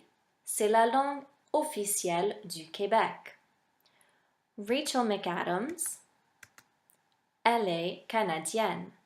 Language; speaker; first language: French; non-native, fluent; English